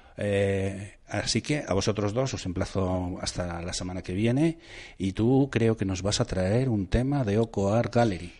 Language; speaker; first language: Spanish; native; Spanish